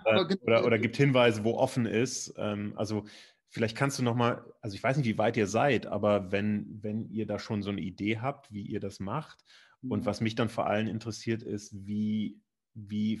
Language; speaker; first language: German; native; German